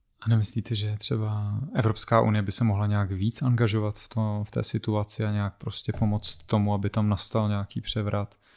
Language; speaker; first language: Czech; native; Czech